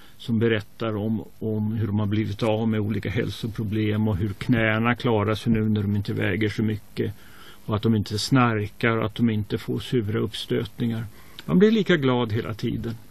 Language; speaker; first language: Swedish; native; Swedish